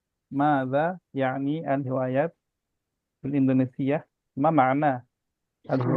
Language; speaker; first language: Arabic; non-native, fluent; Indonesian